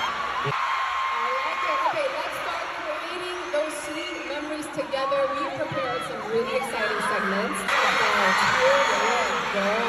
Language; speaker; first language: English; non-native, local second language; Filipino